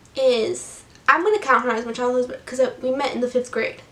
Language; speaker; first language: English; early bilingual, other home language; Portuguese